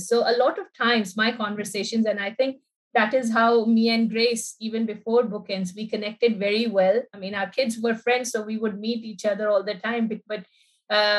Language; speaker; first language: English; non-native, local second language; Urdu